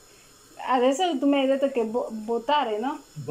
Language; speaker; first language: Italian; non-native, fluent; Spanish